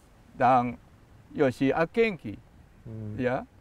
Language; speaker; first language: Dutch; non-native, local second language; Sranan Tongo